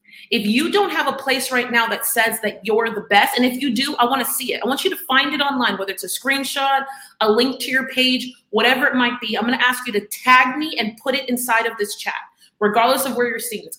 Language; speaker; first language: English; early bilingual, other home language; Spanish